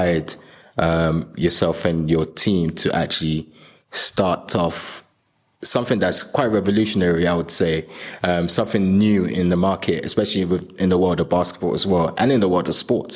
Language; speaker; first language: English; non-native, local second language; Yoruba